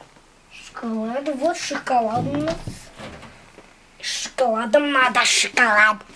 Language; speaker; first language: Russian; early bilingual, heritage; Russian